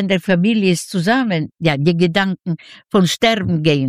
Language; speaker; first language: German; non-native, learner; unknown